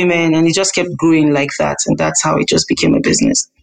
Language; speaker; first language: English; non-native, local second language; Hausa